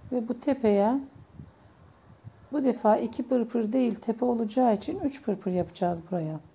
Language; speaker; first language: Turkish; native; Turkish